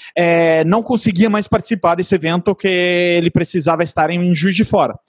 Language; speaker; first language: Portuguese; non-native, fluent; Italian